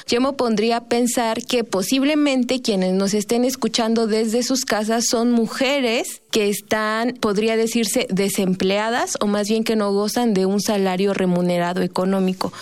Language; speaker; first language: Spanish; native; Spanish